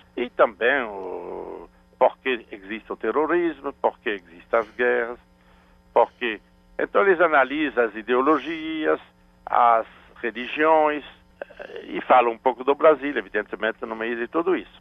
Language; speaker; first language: Portuguese; non-native, fluent; French